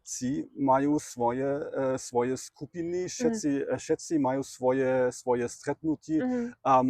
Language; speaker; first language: Slovak; non-native, learner; German